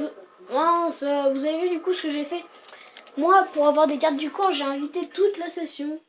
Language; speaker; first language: French; native; French